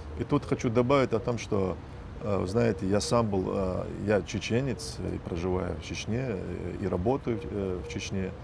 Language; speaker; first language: Russian; non-native, local second language; Chechen